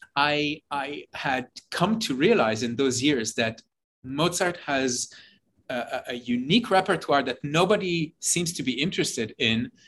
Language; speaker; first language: English; non-native, fluent; Hebrew